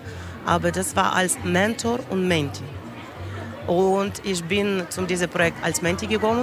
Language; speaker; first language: German; non-native, learner; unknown